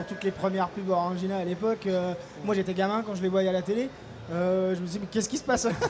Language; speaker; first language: French; native; French